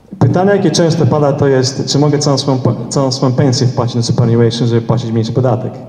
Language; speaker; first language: Polish; early bilingual, heritage; Polish